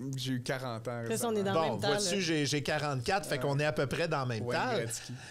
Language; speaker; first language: French; native; French